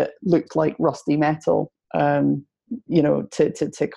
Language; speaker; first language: English; native; English